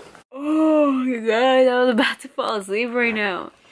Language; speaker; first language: English; early bilingual, other home language; Spanish